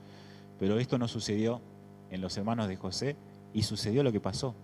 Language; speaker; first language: Spanish; native; Spanish